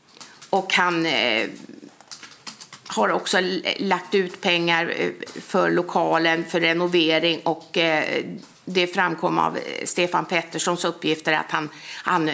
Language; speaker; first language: Swedish; native; Swedish